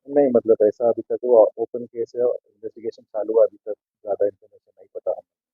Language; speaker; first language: Hindi; non-native, local second language; Marathi